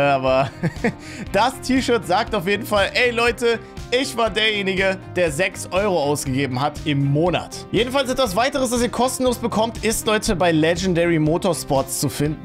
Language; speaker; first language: German; native; German